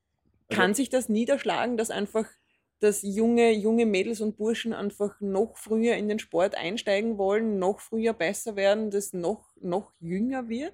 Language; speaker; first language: German; native; German